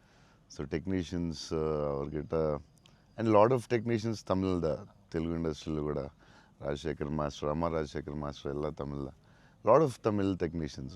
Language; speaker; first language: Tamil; non-native, local second language; Telugu